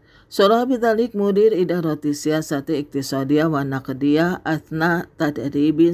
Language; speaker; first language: Arabic; non-native, fluent; Indonesian